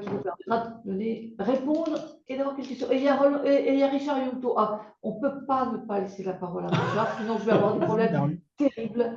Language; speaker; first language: French; native; French